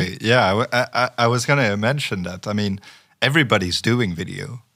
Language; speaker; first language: English; non-native, fluent; French